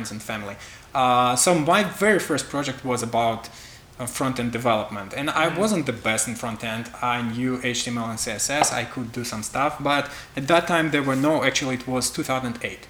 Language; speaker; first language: English; non-native, fluent; Russian